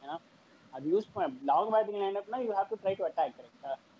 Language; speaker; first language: English; non-native, local second language; Tamil